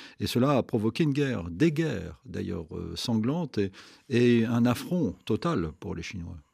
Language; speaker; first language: French; native; French